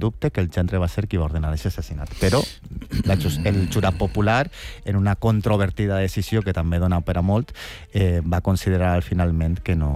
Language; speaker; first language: Catalan; native; Catalan